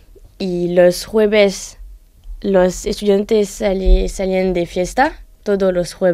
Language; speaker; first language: Spanish; non-native, learner; French